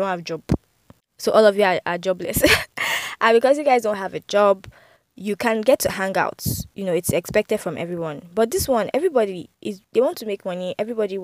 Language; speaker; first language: English; non-native, local second language; Yoruba